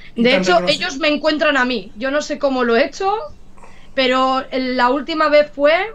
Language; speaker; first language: Spanish; native; Spanish